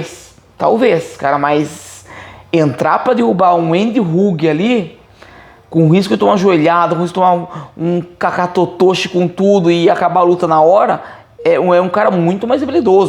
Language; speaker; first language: Portuguese; native; Portuguese